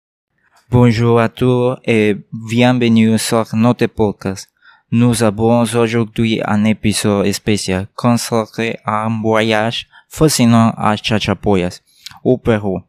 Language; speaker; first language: French; non-native, learner; Spanish